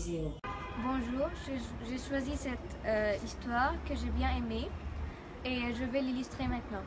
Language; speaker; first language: French; non-native, fluent; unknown